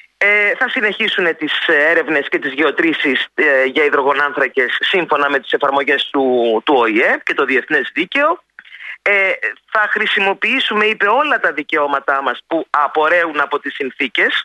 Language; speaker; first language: Greek; native; Greek